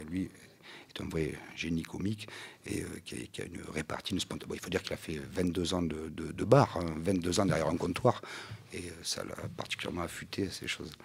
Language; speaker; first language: French; native; French